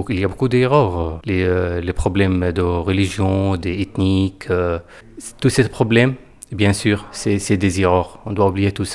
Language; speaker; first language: French; non-native, fluent; Arabic